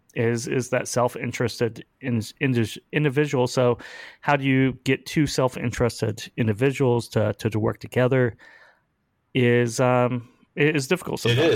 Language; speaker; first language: English; native; English